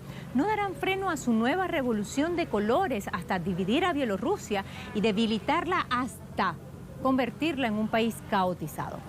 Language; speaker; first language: Spanish; native; Spanish